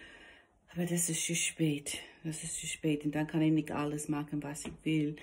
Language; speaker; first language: German; non-native, learner; English